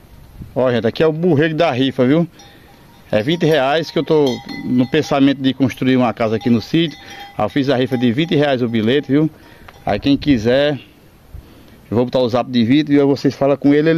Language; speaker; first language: Portuguese; native; Portuguese